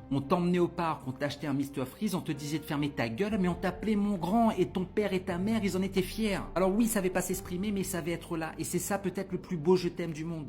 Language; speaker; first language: French; native; French